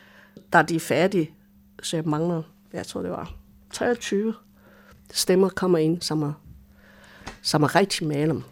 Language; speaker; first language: Danish; non-native, fluent; Chinese